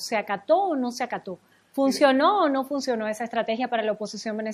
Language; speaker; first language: Spanish; native; Spanish